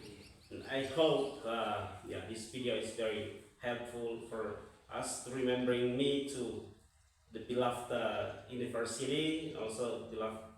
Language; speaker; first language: English; non-native, fluent; Indonesian